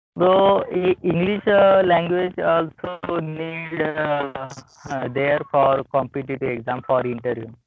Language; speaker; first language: English; non-native, learner; Marathi